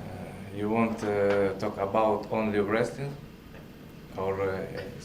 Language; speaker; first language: English; non-native, learner; Russian